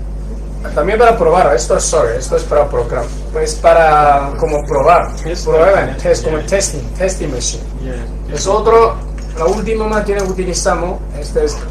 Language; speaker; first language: Spanish; non-native, fluent; Chinese